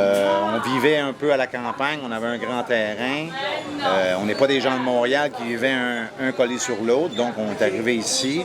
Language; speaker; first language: French; native; French